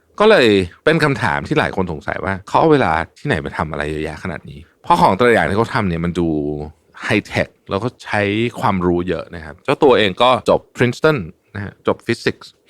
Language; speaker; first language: Thai; native; Thai